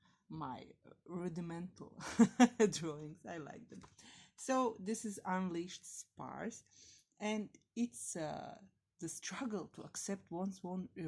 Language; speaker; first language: English; non-native, fluent; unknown